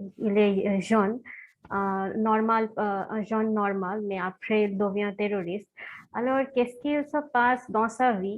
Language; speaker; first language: French; non-native, fluent; Bangla